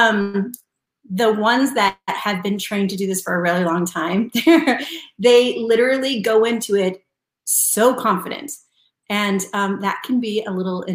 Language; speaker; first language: English; native; English